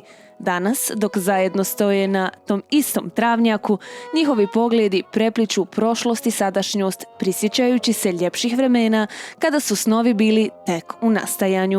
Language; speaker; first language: Bosnian; native; Bosnian